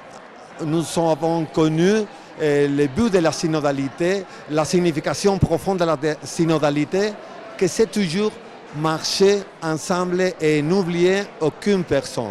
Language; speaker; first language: French; non-native, fluent; Spanish